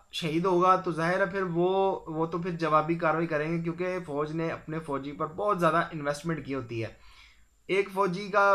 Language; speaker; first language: Urdu; non-native, local second language; Punjabi